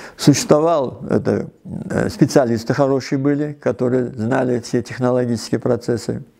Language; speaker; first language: Russian; non-native, local second language; Uzbek